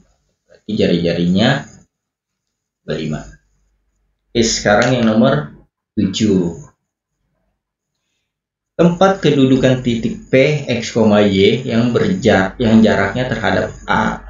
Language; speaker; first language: Indonesian; native; Indonesian